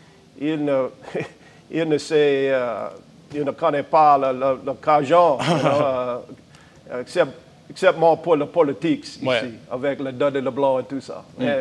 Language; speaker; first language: French; non-native, learner; English